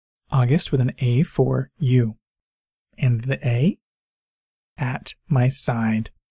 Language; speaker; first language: English; native; English